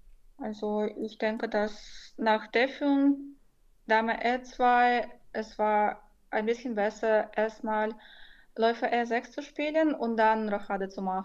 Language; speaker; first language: German; non-native, fluent; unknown